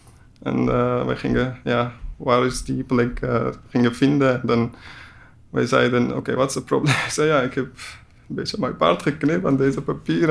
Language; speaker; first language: Dutch; non-native, learner; Persian